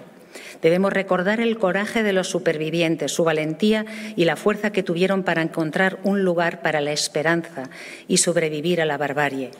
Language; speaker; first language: Spanish; native; Spanish